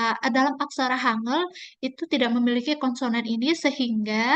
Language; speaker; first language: Indonesian; native; Indonesian